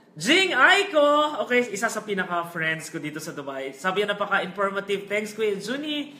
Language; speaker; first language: Filipino; non-native, local second language; Hiligaynon